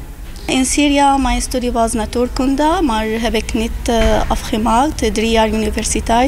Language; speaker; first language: Dutch; non-native, learner; Arabic